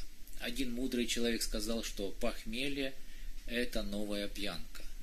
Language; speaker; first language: Russian; native; Russian